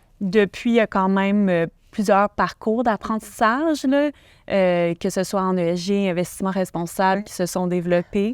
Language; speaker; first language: French; native; French